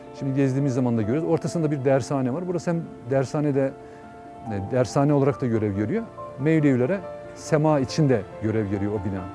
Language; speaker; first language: Turkish; native; Turkish